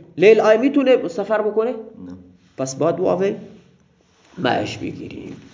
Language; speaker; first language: Persian; non-native, local second language; Baluchi